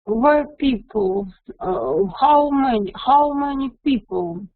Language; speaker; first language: English; non-native, learner; Russian